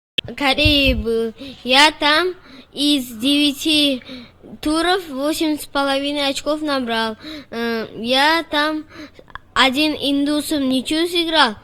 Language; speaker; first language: Russian; non-native, local second language; Uzbek